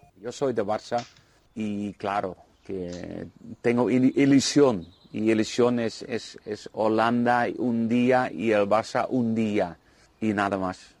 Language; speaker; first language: Spanish; non-native, fluent; Dutch